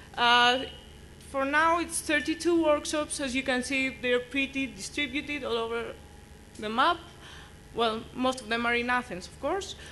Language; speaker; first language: English; non-native, fluent; Greek